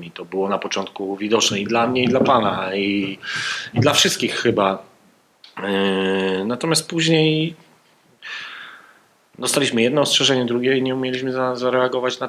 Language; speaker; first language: Polish; native; Polish